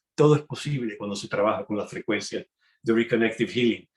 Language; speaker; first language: Spanish; early bilingual, heritage; Spanish